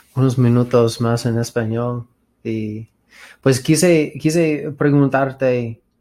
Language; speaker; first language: Spanish; non-native, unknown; English